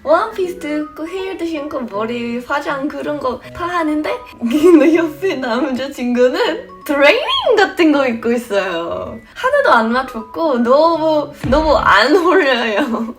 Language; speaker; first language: Korean; non-native, fluent; English